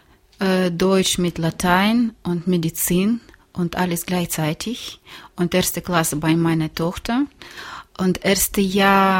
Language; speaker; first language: German; non-native, learner; Russian